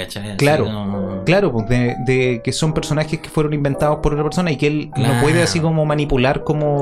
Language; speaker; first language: Spanish; native; Spanish